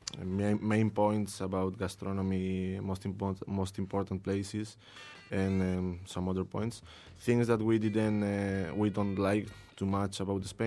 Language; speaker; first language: English; non-native, learner; Spanish